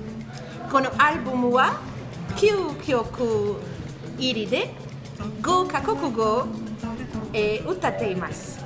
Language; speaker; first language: Japanese; non-native, fluent; Greek